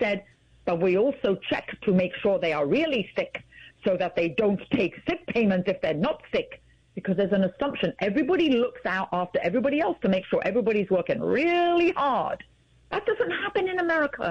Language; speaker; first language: English; native; English